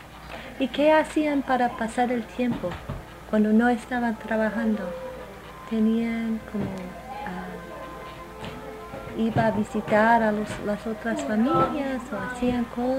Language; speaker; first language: Spanish; non-native, fluent; English